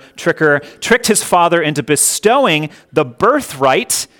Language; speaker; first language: English; native; English